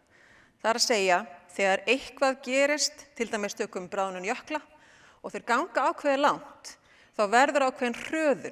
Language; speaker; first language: Icelandic; native; Icelandic